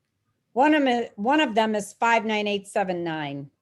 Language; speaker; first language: English; native; English